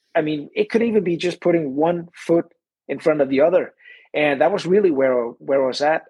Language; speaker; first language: English; non-native, fluent; Danish